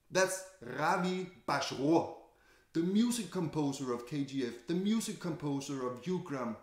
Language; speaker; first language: English; non-native, fluent; Danish